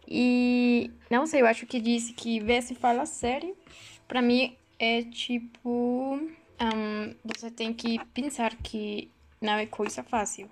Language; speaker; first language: Portuguese; non-native, learner; Spanish